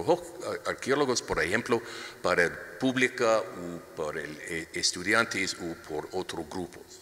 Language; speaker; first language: Spanish; non-native, learner; English